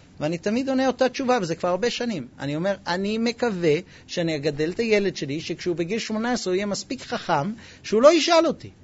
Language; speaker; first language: Hebrew; non-native, fluent; English